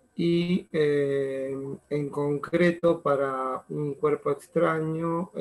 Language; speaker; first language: Spanish; native; Spanish